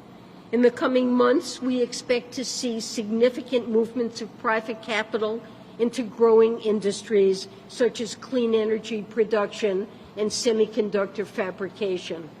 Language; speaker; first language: English; native; English